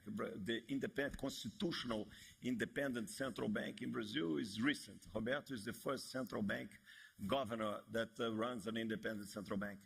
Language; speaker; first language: English; non-native, fluent; Portuguese